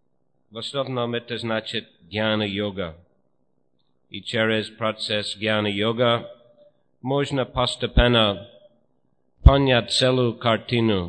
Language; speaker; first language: Russian; non-native, fluent; English